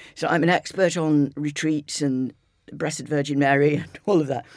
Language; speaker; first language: English; native; English